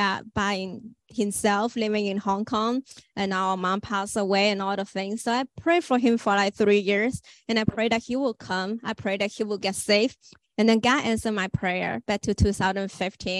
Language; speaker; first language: English; non-native, fluent; Chinese